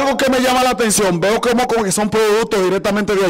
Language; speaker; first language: Spanish; native; Spanish